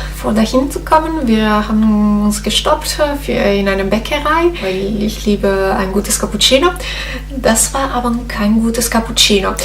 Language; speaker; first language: German; non-native, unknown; Italian